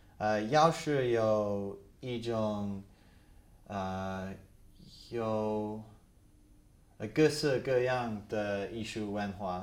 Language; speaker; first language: Chinese; non-native, fluent; English